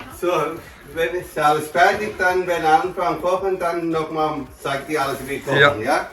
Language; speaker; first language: German; non-native, learner; Tamil